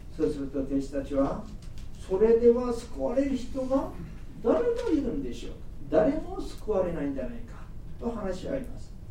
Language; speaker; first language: Japanese; non-native, fluent; Korean